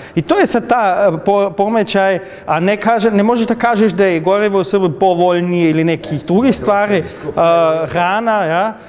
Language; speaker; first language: Serbian; non-native, fluent; German